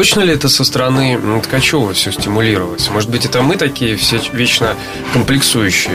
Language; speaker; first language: Russian; native; Russian